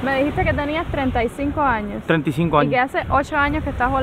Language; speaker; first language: Spanish; native; Spanish